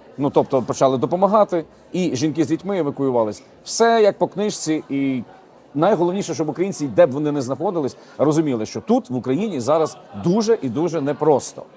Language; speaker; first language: Ukrainian; native; Ukrainian